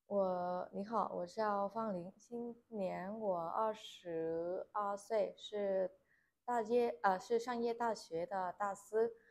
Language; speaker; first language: Chinese; non-native, learner; Vietnamese